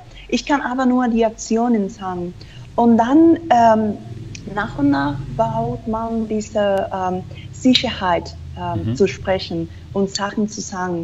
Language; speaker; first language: German; non-native, fluent; Spanish